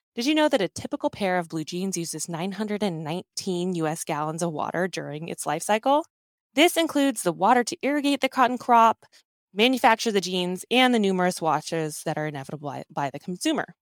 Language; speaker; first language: English; early bilingual, other home language; Hindi